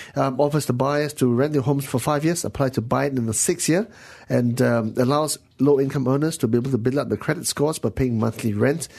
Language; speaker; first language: English; non-native, local second language; Min Nan Chinese